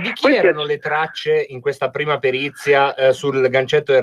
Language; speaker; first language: Italian; native; Italian